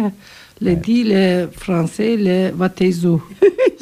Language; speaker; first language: French; non-native, learner; Turkish